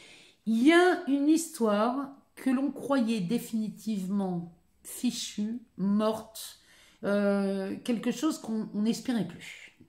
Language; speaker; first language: French; native; French